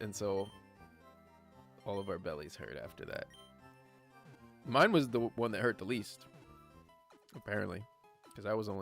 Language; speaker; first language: English; native; English